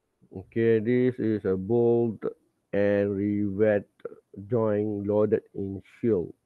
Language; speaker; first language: English; non-native, local second language; Malay